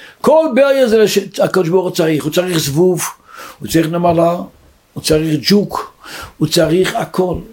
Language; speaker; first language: Hebrew; non-native, local second language; Yiddish